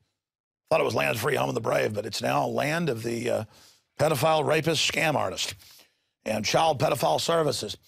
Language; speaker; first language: English; native; English